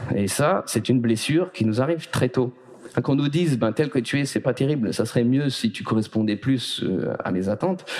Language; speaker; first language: French; native; French